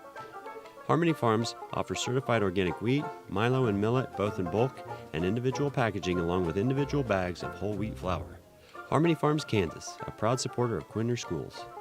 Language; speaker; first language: English; native; English